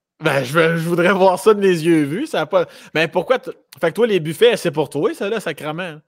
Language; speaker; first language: French; native; French